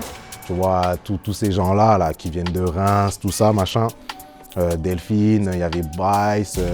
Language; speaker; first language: French; native; French